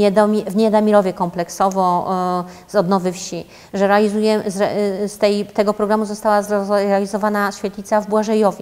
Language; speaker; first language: Polish; native; Polish